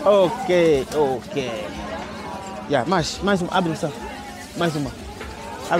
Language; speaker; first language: Portuguese; non-native, learner; Vietnamese